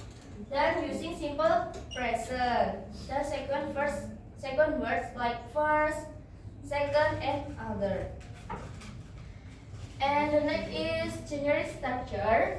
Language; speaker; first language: English; non-native, learner; Indonesian